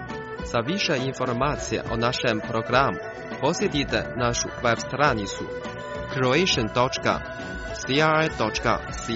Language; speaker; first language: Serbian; non-native, fluent; Chinese